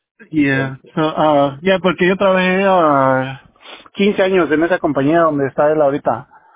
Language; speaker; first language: Spanish; native; Spanish